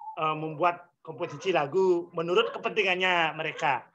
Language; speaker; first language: Indonesian; native; Indonesian